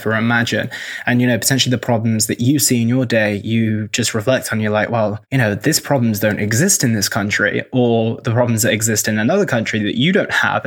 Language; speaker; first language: English; native; English